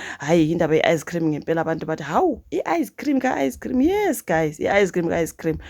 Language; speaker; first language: Zulu; native; Zulu